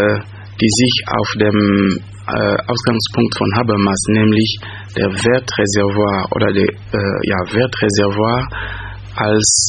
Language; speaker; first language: German; non-native, fluent; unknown